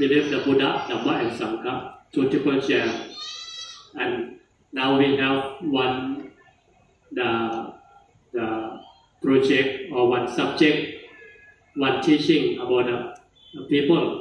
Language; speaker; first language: English; non-native, learner; Thai